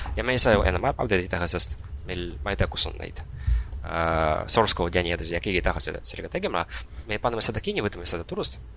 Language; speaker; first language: Estonian; non-native, local second language; Russian